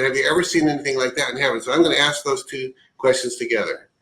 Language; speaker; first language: English; native; English